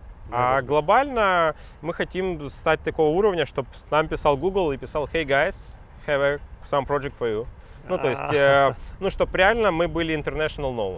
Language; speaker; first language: Russian; native; Russian